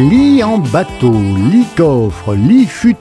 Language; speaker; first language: French; native; French